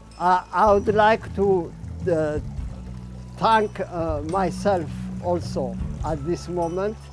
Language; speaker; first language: English; non-native, learner; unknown